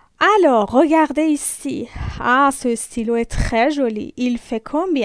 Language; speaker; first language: French; non-native, fluent; Persian